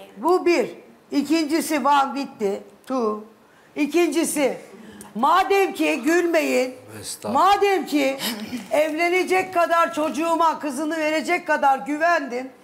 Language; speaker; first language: Turkish; native; Turkish